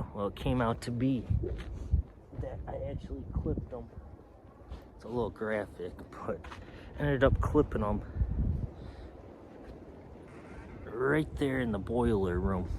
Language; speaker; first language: English; native; English